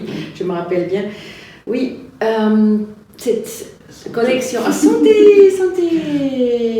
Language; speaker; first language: French; non-native, fluent; German